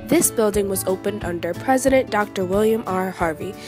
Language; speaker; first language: English; native; English